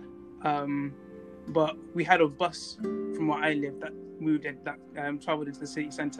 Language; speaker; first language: English; non-native, local second language; Tswana